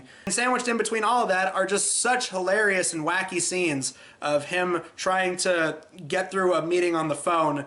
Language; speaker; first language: English; native; English